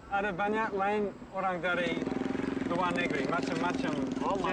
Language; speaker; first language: Indonesian; native; Indonesian